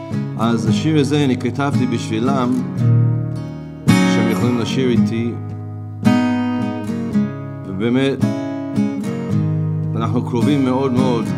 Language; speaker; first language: Hebrew; non-native, fluent; English